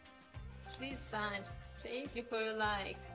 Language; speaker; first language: English; non-native, learner; Russian